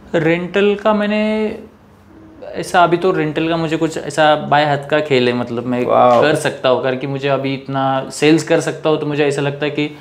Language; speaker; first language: Hindi; non-native, local second language; Marathi